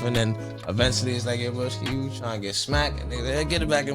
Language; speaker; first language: English; native; English